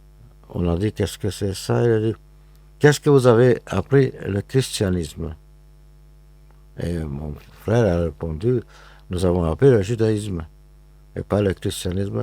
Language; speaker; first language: French; non-native, fluent; Hungarian